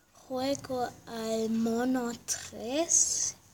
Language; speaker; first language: Spanish; early bilingual, heritage; Spanish